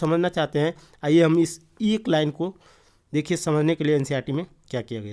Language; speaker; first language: Hindi; native; Hindi